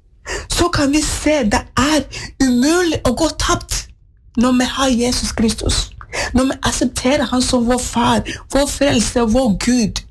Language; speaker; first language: Norwegian; non-native, fluent; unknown